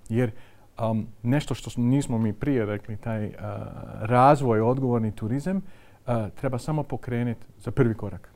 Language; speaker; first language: Croatian; non-native, fluent; Dutch